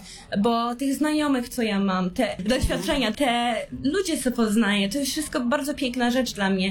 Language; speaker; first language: Polish; early bilingual, heritage; Polish